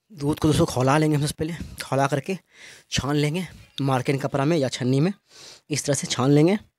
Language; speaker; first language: Hindi; native; Hindi